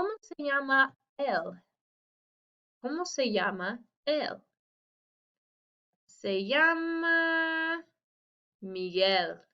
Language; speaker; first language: Spanish; non-native, fluent; English